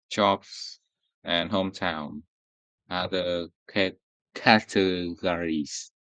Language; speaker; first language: English; non-native, learner; Vietnamese